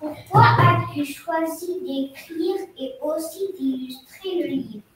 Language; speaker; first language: French; non-native, learner; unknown